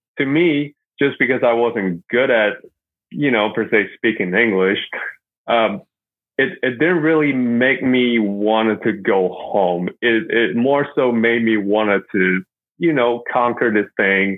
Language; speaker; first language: English; non-native, fluent; Chinese